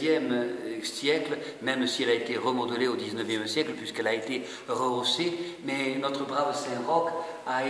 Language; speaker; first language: French; native; French